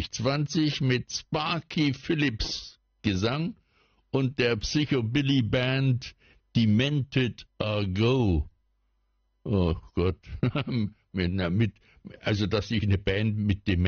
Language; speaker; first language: German; native; German